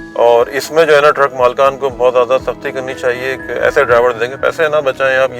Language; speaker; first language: Urdu; native; Urdu